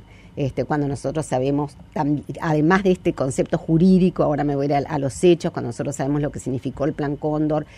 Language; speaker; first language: Spanish; native; Spanish